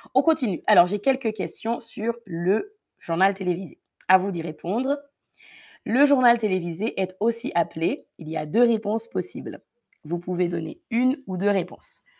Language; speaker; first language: French; native; French